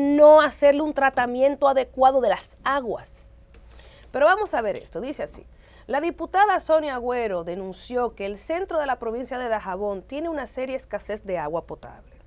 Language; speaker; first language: Spanish; native; Spanish